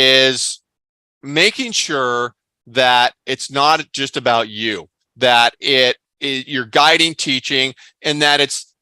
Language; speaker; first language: English; native; English